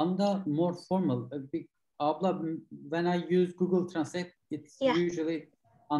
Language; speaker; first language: English; non-native, fluent; Turkish